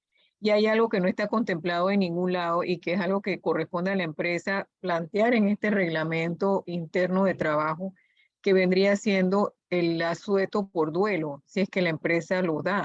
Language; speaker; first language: Spanish; native; Spanish